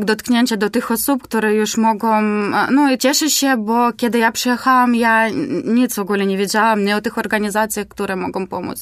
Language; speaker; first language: Polish; non-native, learner; Ukrainian